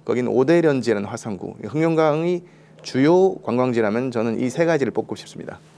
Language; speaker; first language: Korean; native; Korean